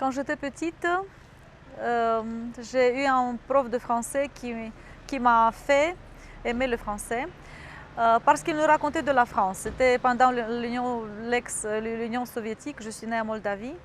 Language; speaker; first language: French; non-native, fluent; Romanian